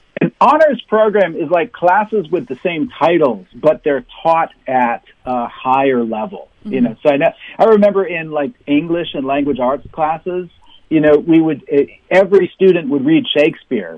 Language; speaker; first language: English; native; English